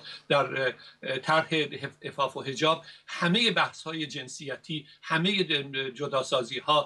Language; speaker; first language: Persian; native; Persian